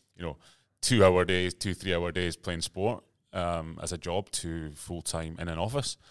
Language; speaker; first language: English; native; English